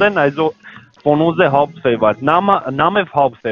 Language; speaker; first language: German; non-native, learner; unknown